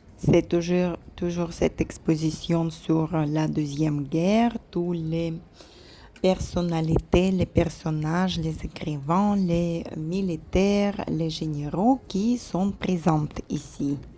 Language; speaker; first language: French; non-native, fluent; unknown